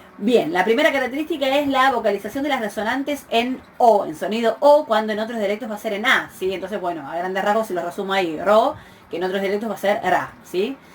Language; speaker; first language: Spanish; native; Spanish